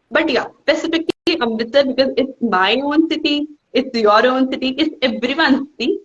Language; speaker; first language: English; non-native, local second language; Punjabi